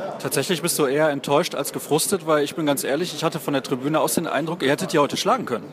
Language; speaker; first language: German; native; German